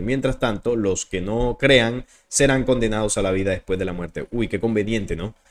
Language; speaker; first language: Spanish; native; Spanish